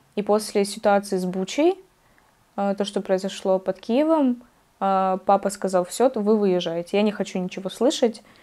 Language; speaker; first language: Russian; native; Russian